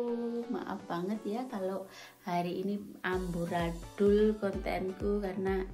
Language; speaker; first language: Indonesian; non-native, local second language; Javanese